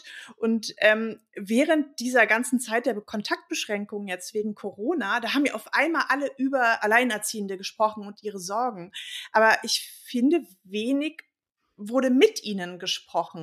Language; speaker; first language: German; native; German